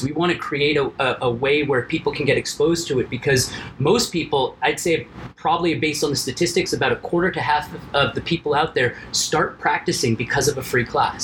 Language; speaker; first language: English; native; English